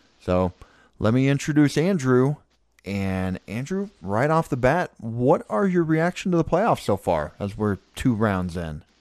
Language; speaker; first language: English; native; English